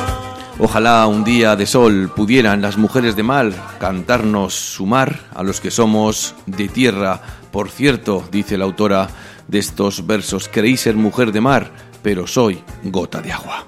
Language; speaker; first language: Spanish; native; Spanish